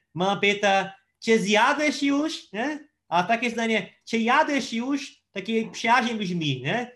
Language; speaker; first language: Polish; non-native, fluent; Portuguese